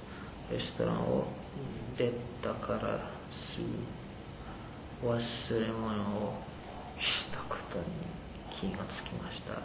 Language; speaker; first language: Japanese; non-native, learner; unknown